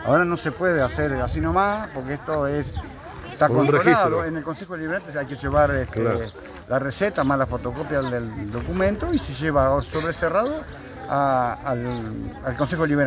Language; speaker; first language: Spanish; native; Spanish